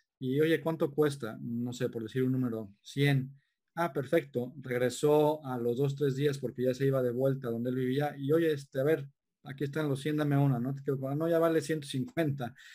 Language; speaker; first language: Spanish; native; Spanish